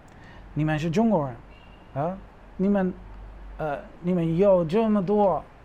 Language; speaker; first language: Chinese; non-native, learner; Dutch